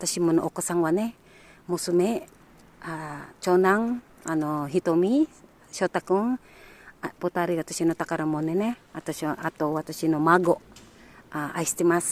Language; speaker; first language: Japanese; non-native, learner; Filipino